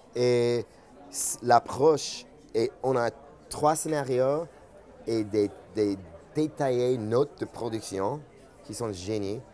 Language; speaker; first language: French; non-native, fluent; English